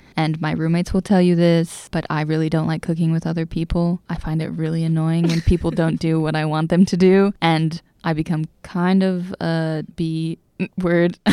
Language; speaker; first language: English; native; English